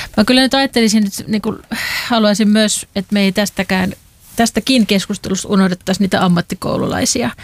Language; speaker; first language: Finnish; native; Finnish